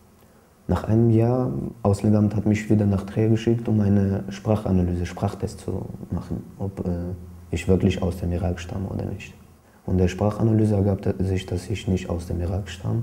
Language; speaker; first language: German; non-native, fluent; Georgian